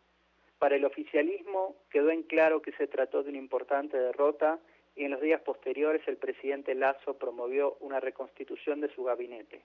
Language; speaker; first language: Spanish; native; Spanish